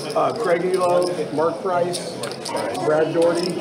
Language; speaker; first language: English; native; English